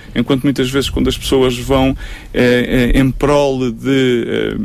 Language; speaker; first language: Portuguese; native; Portuguese